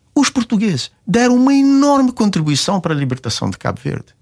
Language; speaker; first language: Portuguese; non-native, local second language; Kabuverdianu